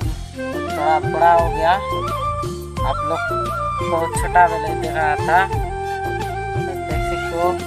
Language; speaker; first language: Hindi; non-native, local second language; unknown